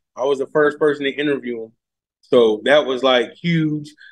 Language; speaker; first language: English; native; English